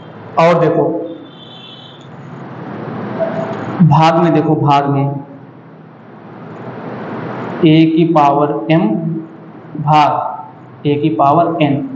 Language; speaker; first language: Hindi; native; Hindi